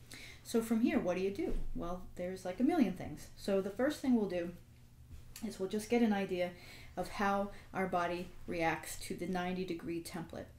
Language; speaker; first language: English; native; English